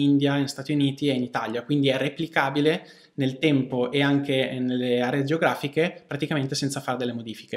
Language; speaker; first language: Italian; native; Italian